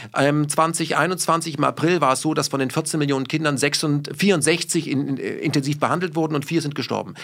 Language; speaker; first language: German; native; German